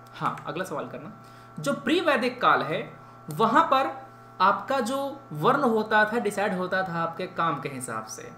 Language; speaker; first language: Hindi; native; Hindi